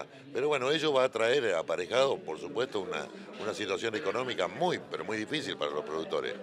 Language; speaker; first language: Spanish; native; Spanish